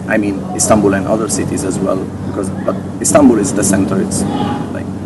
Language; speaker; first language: English; non-native, fluent; Arabic